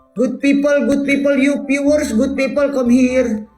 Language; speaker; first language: English; non-native, learner; Indonesian